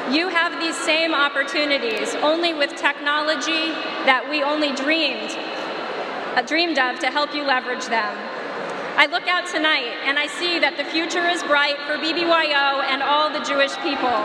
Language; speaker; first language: English; native; English